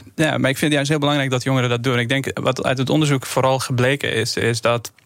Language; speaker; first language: Dutch; non-native, fluent; Persian